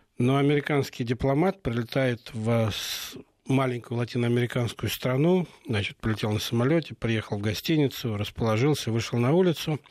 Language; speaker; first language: Russian; native; Russian